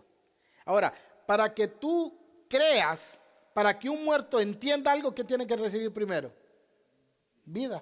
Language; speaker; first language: Spanish; native; Spanish